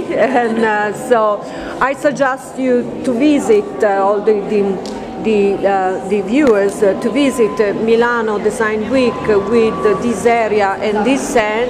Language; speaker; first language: English; non-native, fluent; Italian